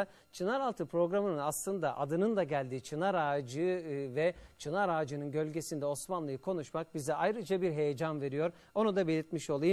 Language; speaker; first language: Turkish; native; Turkish